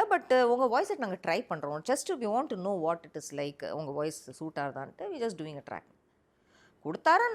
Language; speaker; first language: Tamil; early bilingual, heritage; Tamil